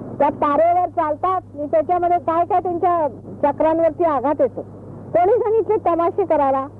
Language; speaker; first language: Marathi; native; Marathi